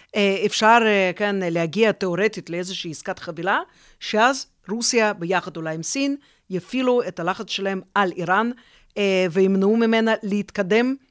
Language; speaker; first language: Hebrew; non-native, fluent; Russian